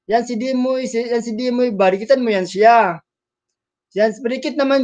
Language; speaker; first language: Filipino; non-native, local second language; Cebuano